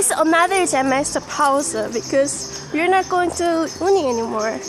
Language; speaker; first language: English; non-native, learner; Korean